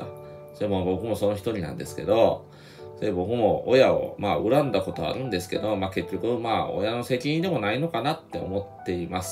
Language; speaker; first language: Japanese; native; Japanese